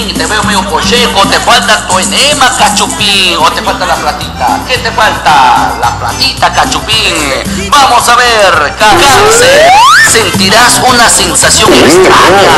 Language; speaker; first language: Spanish; native; Spanish